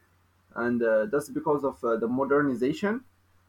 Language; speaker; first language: English; non-native, fluent; Arabic